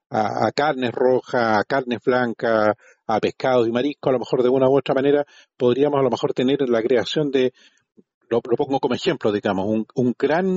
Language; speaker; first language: Spanish; native; Spanish